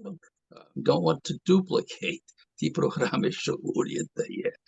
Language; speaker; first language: Ukrainian; early bilingual, heritage; Ukrainian